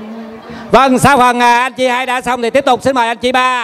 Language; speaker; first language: Vietnamese; native; Vietnamese